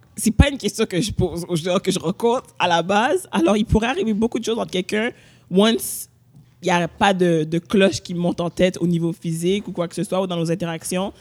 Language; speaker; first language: French; native; French